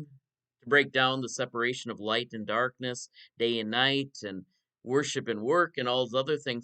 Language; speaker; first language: English; native; English